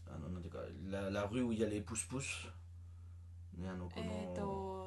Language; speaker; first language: Japanese; non-native, learner; French